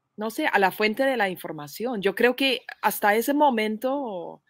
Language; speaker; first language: Spanish; non-native, fluent; Dutch